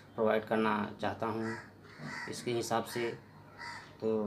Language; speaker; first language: Hindi; native; Hindi